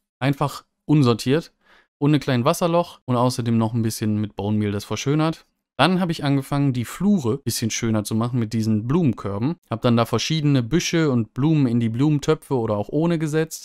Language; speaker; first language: German; native; German